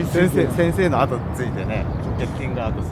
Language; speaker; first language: Japanese; native; Japanese